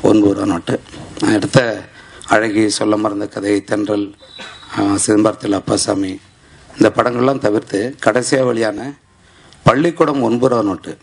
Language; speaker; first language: Tamil; native; Tamil